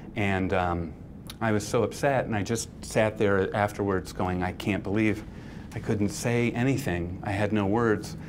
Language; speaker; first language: English; native; English